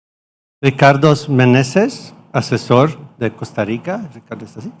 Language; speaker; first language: Spanish; non-native, fluent; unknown